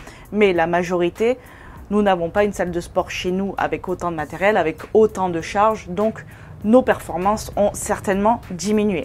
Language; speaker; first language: French; native; French